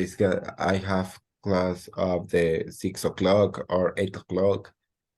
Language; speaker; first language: English; non-native, learner; Spanish